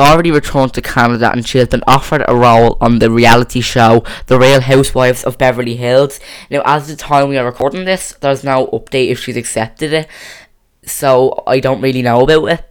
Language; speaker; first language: English; native; English